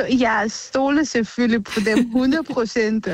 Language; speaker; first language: Danish; non-native, fluent; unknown